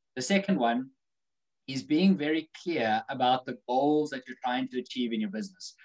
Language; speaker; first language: English; native; English